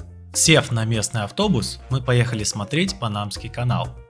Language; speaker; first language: Russian; native; Russian